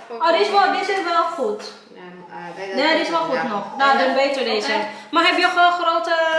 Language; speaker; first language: Dutch; non-native, learner; Waray